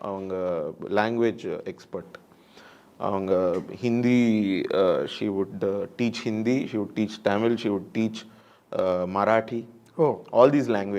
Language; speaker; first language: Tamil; non-native, learner; Telugu